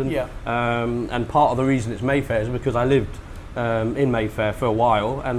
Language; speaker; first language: English; native; English